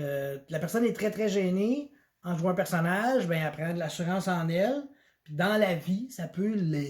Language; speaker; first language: French; native; French